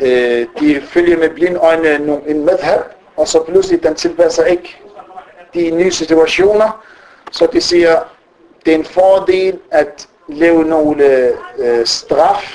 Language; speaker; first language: Danish; early bilingual, other home language; Arabic